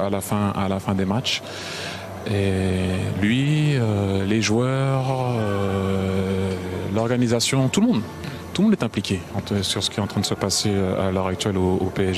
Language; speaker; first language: French; native; French